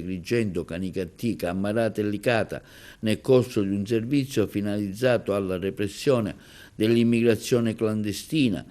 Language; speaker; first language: Italian; native; Italian